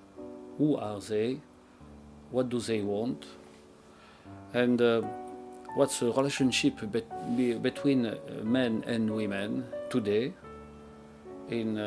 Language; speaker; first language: English; non-native, learner; French